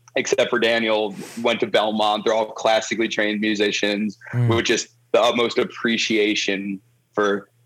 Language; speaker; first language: English; native; English